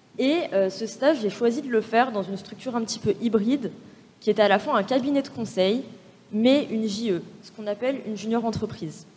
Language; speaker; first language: French; native; French